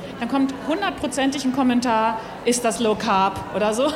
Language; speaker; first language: German; native; German